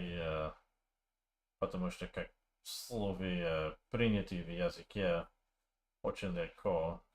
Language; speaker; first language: Russian; non-native, learner; English